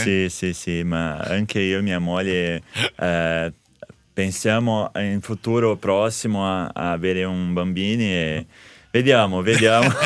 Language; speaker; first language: Italian; non-native, fluent; Portuguese